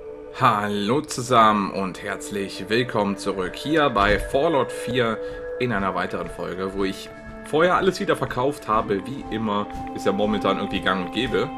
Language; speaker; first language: German; native; German